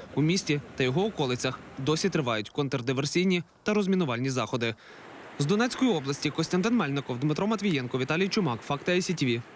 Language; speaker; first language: Ukrainian; native; Ukrainian